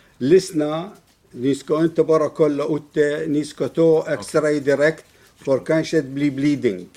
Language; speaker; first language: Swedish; non-native, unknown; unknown